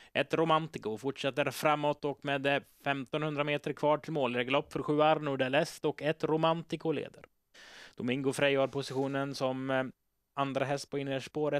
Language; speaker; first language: Swedish; native; Swedish